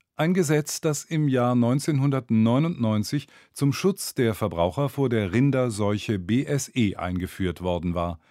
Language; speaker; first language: German; native; German